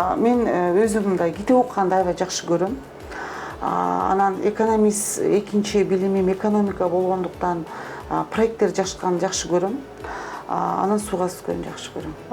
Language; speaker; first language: Kyrgyz; non-native, local second language; Russian